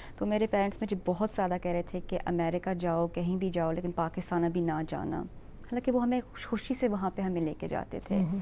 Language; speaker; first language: Urdu; early bilingual, heritage; Urdu